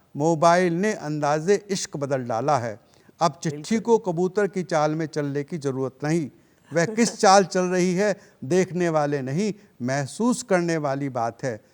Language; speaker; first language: Hindi; native; Hindi